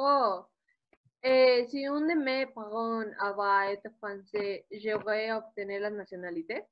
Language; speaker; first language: French; non-native, learner; Spanish